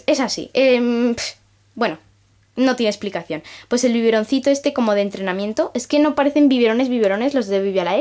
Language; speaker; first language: Spanish; native; Spanish